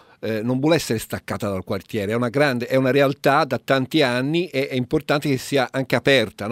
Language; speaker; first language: Italian; native; Italian